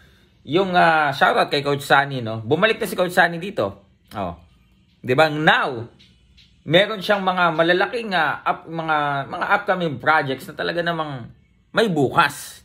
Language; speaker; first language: Filipino; native; Filipino